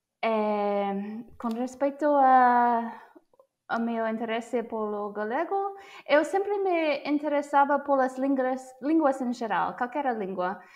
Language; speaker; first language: Portuguese; non-native, fluent; English